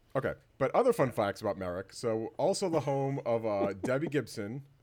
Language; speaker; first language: English; native; English